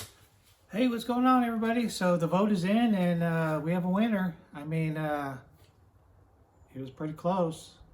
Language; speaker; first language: English; native; English